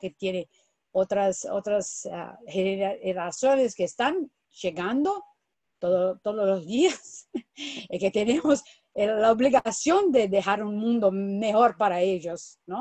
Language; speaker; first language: Spanish; non-native, fluent; Portuguese